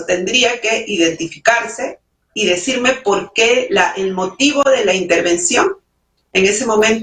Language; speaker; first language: Spanish; native; Spanish